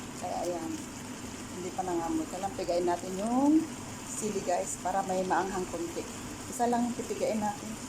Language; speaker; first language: Filipino; non-native, local second language; Iloko